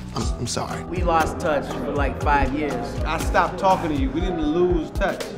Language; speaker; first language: English; native; English